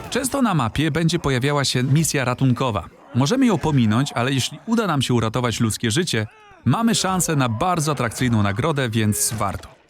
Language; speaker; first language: Polish; native; Polish